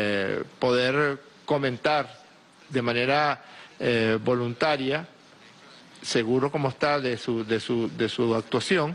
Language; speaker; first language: Spanish; native; Spanish